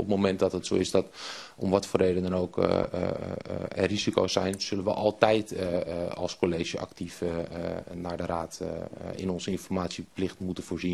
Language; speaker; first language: Dutch; native; Dutch